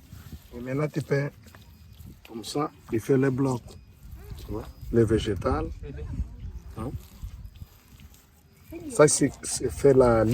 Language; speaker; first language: French; non-native, learner; Portuguese